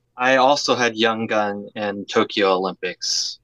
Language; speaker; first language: English; native; English